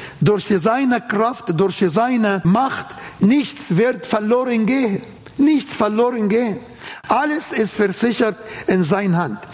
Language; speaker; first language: German; non-native, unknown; Arabic